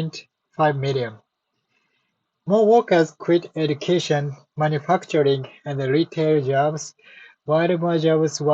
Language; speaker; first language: English; non-native, learner; Japanese